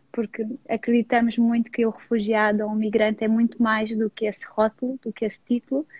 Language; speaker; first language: Portuguese; non-native, fluent; English